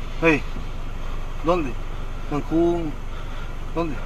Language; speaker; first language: Spanish; non-native, learner; English